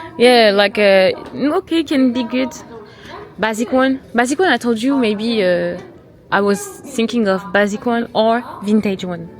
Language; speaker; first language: English; non-native, learner; French